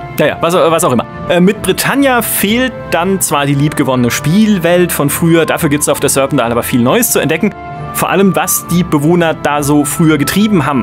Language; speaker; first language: German; native; German